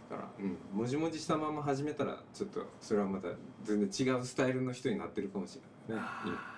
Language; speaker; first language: Japanese; native; Japanese